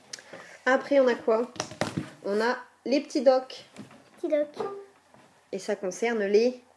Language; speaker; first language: French; native; French